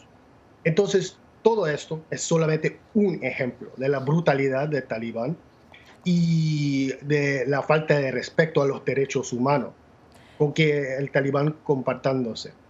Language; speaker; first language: Spanish; non-native, fluent; English